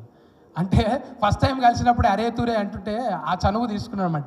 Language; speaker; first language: Telugu; native; Telugu